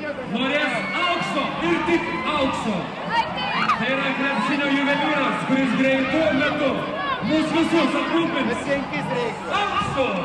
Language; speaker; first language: Lithuanian; native; Lithuanian